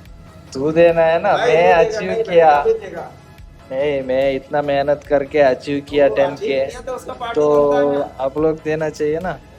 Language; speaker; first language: Hindi; non-native, local second language; Kannada